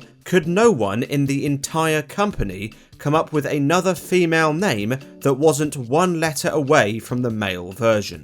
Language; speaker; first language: English; native; English